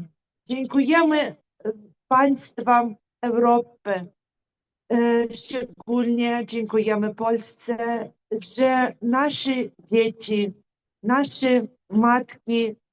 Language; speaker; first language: Polish; non-native, fluent; Ukrainian